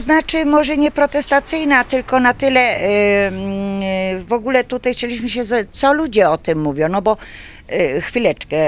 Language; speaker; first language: Polish; native; Polish